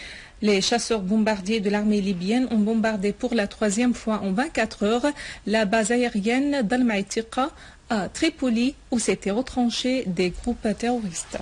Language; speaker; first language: French; non-native, fluent; Arabic